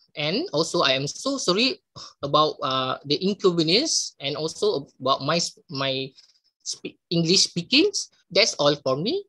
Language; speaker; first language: English; non-native, local second language; Malay